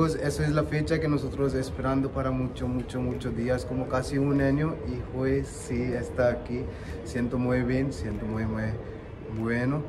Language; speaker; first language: Spanish; non-native, learner; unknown